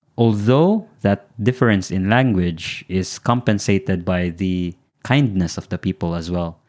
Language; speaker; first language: English; non-native, local second language; Filipino